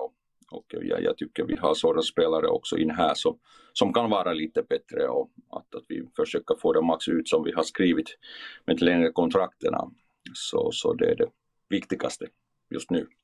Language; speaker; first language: Swedish; non-native, fluent; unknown